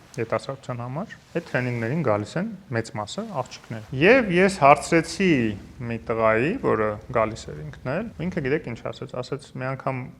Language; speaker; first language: Armenian; native; Armenian